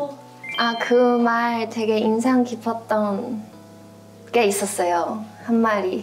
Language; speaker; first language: Korean; non-native, fluent; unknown